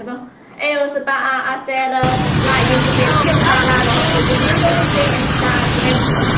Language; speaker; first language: Spanish; non-native, learner; Chinese